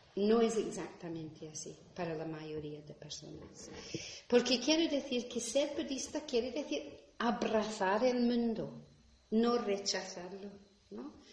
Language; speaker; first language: Spanish; non-native, fluent; English